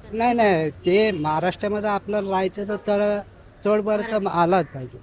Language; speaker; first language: Marathi; non-native, local second language; Hindi